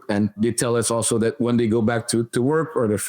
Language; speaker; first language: English; non-native, fluent; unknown